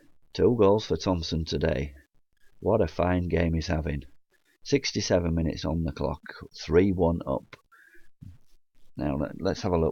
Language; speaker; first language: English; native; English